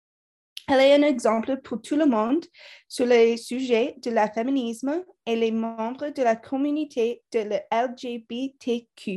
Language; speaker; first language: French; non-native, learner; English